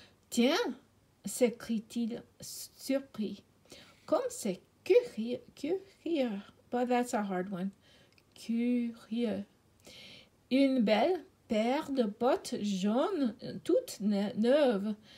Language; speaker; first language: French; non-native, learner; English